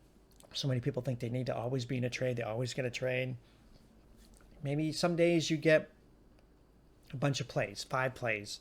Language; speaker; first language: English; native; English